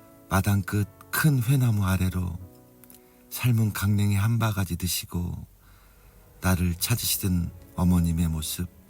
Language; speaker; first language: Korean; native; Korean